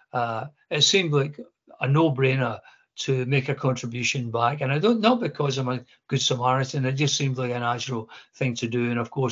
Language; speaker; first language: English; native; English